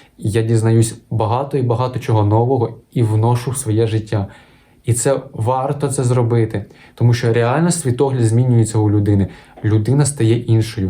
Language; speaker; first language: Ukrainian; non-native, local second language; Russian